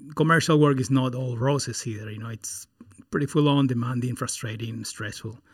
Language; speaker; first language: English; non-native, fluent; Spanish